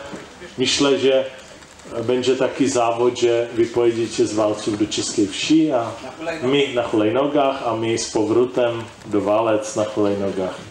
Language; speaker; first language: Polish; non-native, learner; Czech